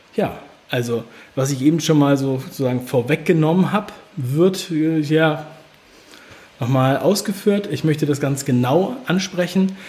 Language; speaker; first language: German; native; German